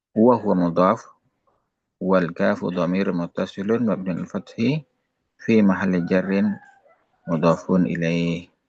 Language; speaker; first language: Arabic; non-native, fluent; Indonesian